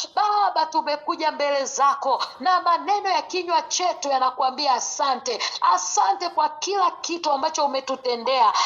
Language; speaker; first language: Swahili; native; Swahili